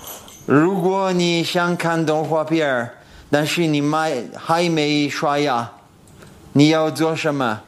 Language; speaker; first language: Chinese; non-native, learner; Italian